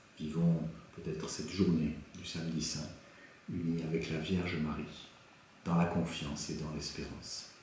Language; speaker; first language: French; native; French